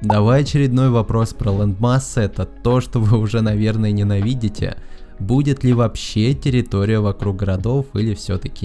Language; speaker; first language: Russian; native; Russian